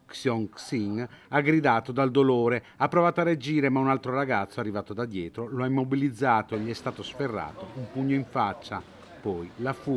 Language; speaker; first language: Italian; native; Italian